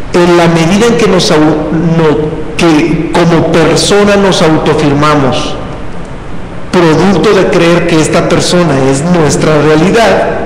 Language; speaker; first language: Spanish; native; Spanish